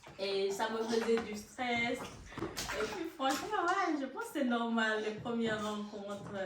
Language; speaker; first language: French; non-native, local second language; Wolof